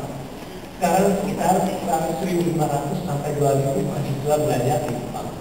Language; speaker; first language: Indonesian; non-native, fluent; Japanese